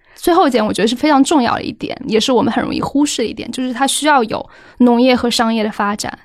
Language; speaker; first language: Chinese; native; Chinese